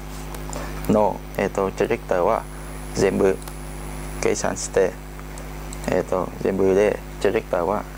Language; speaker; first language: Japanese; non-native, learner; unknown